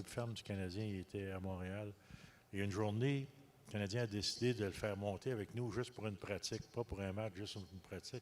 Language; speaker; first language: French; native; French